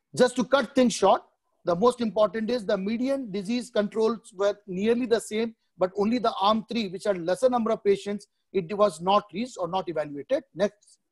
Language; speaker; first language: English; non-native, local second language; Odia